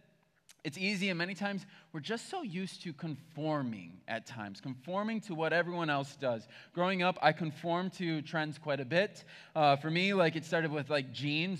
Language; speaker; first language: English; native; English